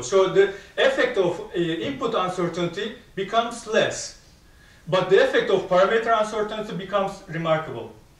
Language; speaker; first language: English; non-native, fluent; Turkish